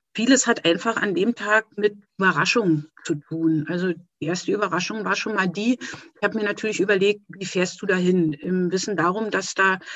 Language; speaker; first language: German; native; German